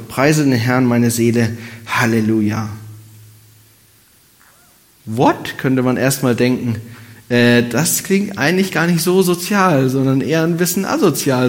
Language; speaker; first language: German; native; German